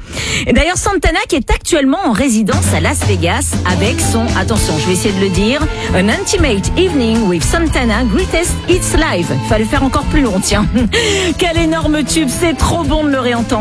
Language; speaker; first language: French; native; French